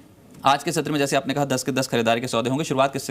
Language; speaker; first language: Hindi; native; Hindi